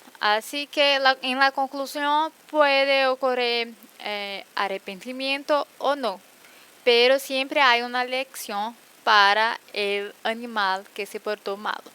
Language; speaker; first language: Spanish; non-native, fluent; Portuguese